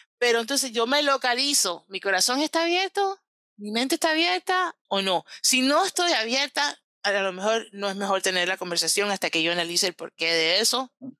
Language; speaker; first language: Spanish; early bilingual, heritage; Spanish